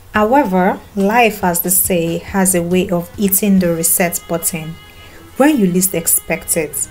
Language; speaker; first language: English; non-native, local second language; Yoruba